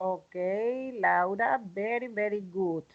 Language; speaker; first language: English; non-native, learner; Spanish